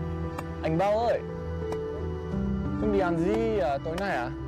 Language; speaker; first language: Vietnamese; non-native, learner; English